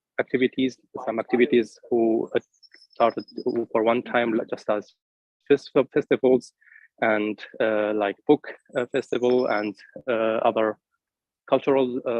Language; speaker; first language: English; non-native, fluent; Arabic